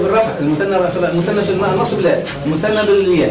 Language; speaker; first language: Arabic; native; Arabic